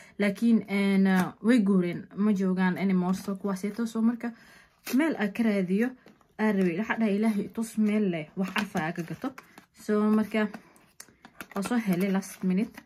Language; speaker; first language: Somali; early bilingual, heritage; Somali